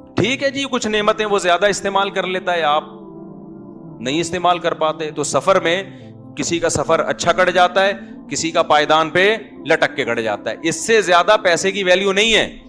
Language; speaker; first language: Urdu; native; Urdu